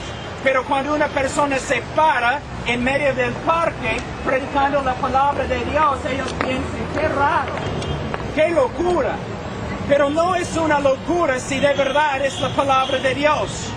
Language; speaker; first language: Spanish; non-native, fluent; English